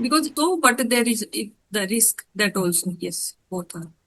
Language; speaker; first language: English; non-native, learner; Hindi